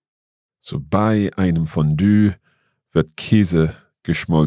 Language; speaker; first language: German; non-native, learner; English